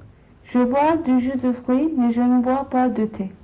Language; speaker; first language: French; non-native, learner; Turkish